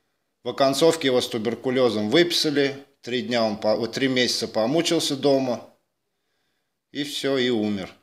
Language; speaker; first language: Russian; native; Russian